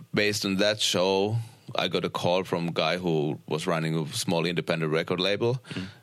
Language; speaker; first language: English; non-native, fluent; Finnish